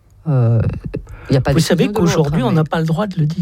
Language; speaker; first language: French; native; French